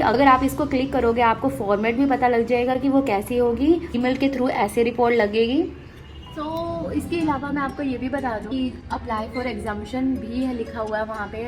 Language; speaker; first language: Hindi; non-native, local second language; Punjabi